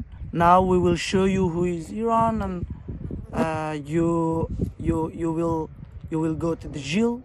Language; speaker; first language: English; non-native, fluent; Persian